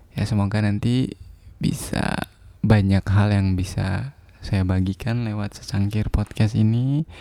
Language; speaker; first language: Indonesian; non-native, local second language; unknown